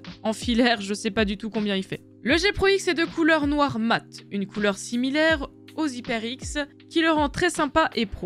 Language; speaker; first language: French; native; French